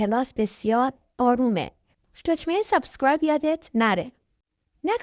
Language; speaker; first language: Persian; native; Persian